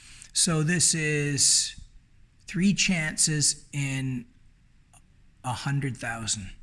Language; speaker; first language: English; native; English